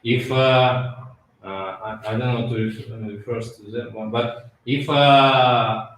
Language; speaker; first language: English; non-native, learner; Russian